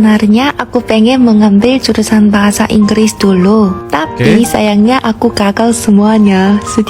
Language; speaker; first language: Indonesian; non-native, fluent; Korean